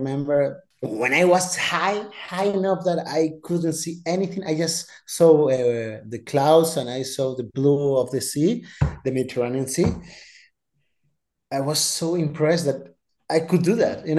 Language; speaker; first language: English; non-native, fluent; Spanish